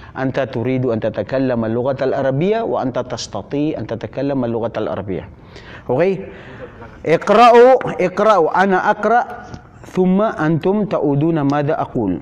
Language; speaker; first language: Arabic; non-native, learner; Filipino